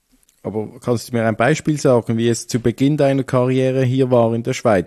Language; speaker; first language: German; native; German